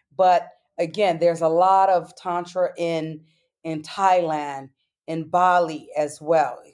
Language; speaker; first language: English; native; English